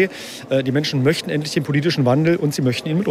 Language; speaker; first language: German; native; German